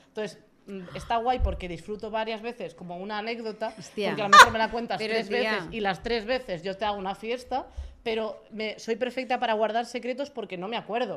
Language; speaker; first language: Spanish; native; Spanish